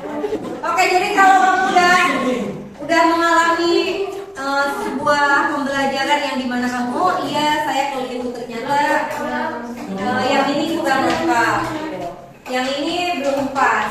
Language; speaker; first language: Indonesian; native; Indonesian